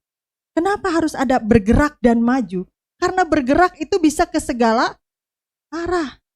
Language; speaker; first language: Indonesian; native; Indonesian